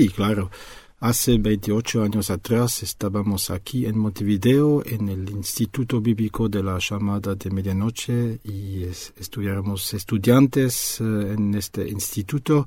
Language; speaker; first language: Spanish; non-native, fluent; French